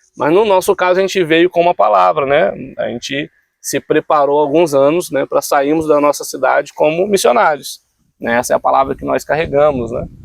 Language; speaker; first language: Portuguese; native; Portuguese